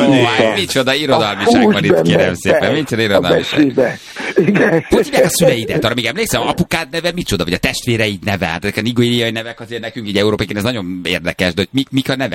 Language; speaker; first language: Hungarian; native; Hungarian